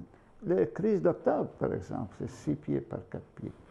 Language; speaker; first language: French; non-native, fluent; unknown